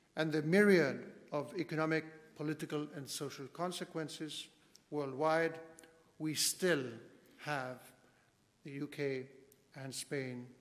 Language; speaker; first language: English; non-native, fluent; Spanish